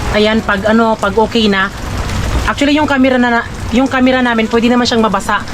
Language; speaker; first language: Filipino; non-native, local second language; Cebuano